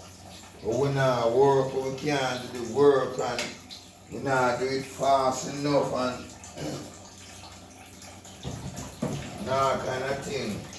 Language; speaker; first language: English; non-native, local second language; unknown